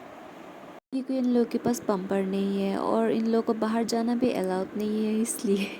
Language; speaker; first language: Hindi; non-native, local second language; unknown